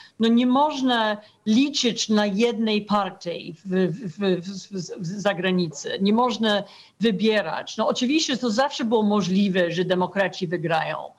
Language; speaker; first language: Polish; non-native, fluent; English